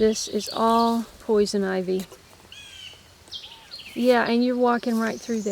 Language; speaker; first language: English; native; English